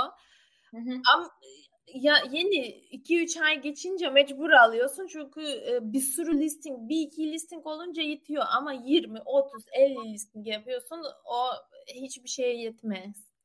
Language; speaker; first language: Turkish; non-native, learner; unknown